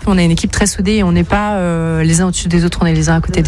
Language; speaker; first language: French; native; French